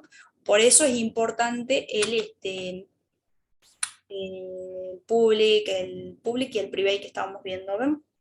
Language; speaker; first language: Spanish; native; Spanish